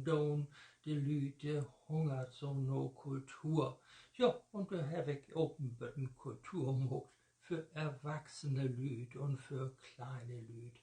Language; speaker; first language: German; native; German